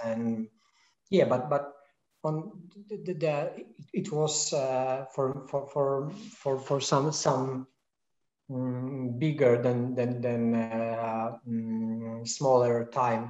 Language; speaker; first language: English; non-native, fluent; Polish